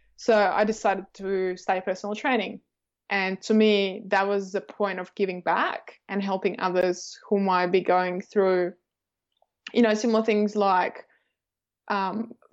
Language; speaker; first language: English; early bilingual, other home language; Russian